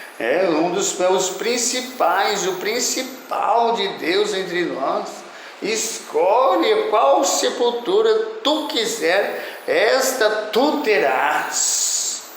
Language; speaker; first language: Portuguese; native; Portuguese